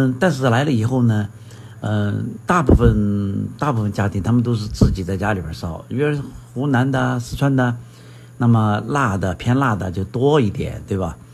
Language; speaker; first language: Chinese; native; Chinese